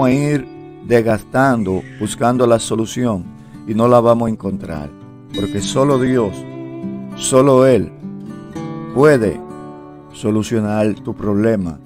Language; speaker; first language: Spanish; native; Spanish